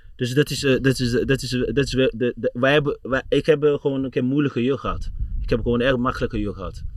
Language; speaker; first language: Dutch; non-native, fluent; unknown